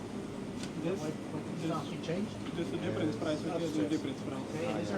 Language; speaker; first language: English; non-native, learner; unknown